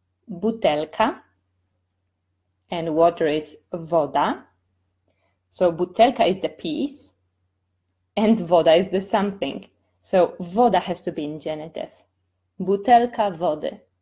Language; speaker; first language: English; non-native, fluent; Polish